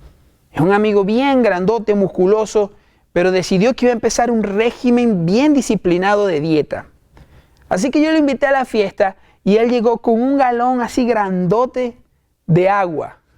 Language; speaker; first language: Spanish; native; Spanish